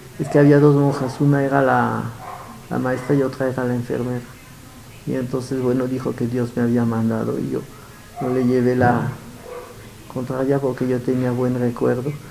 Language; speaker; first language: Spanish; early bilingual, other home language; Yiddish